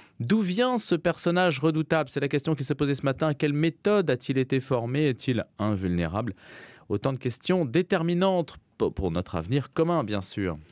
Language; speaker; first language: French; native; French